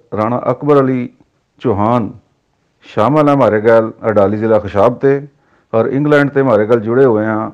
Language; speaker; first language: Urdu; non-native, local second language; Haryanvi